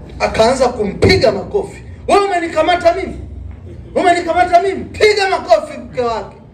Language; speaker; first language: Swahili; native; Swahili